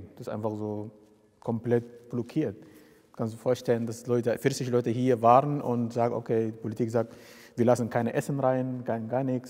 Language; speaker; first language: German; non-native, fluent; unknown